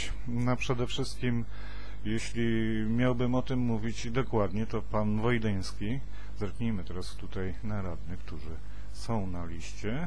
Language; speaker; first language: Polish; native; Polish